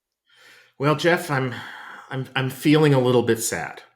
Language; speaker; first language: English; native; English